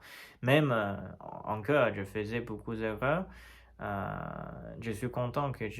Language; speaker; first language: French; non-native, learner; Chinese